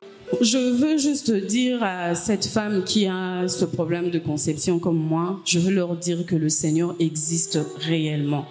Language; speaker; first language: French; non-native, local second language; Lingala